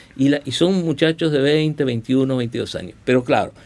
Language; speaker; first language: Spanish; native; Spanish